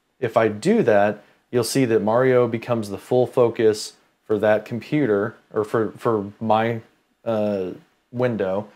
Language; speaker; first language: English; native; English